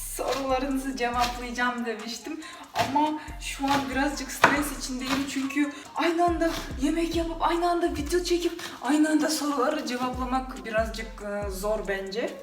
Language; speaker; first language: Turkish; non-native, fluent; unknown